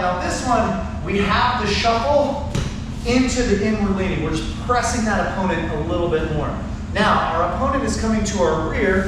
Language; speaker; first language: English; native; English